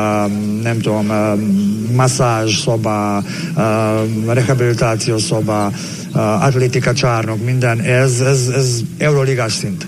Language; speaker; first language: Hungarian; non-native, fluent; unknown